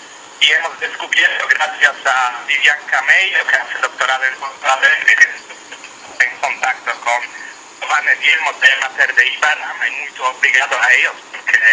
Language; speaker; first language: Spanish; non-native, learner; Italian